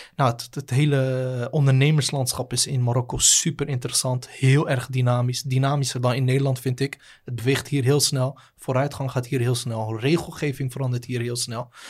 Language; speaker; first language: Dutch; native; Dutch